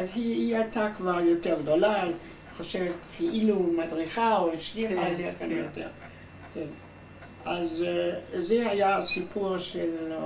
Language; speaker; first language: Hebrew; non-native, fluent; German